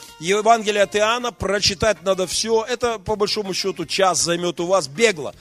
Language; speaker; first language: Russian; native; Russian